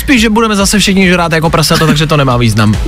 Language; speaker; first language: Czech; native; Czech